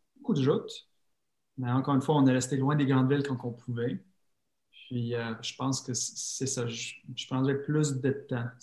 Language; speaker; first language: French; non-native, fluent; English